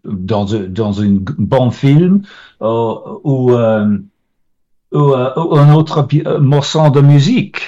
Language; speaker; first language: French; non-native, learner; English